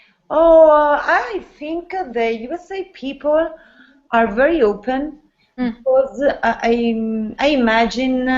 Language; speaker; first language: English; non-native, learner; Italian